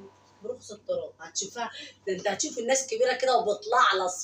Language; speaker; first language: Arabic; native; Arabic